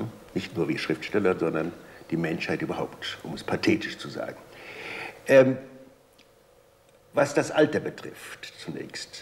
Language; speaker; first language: German; native; German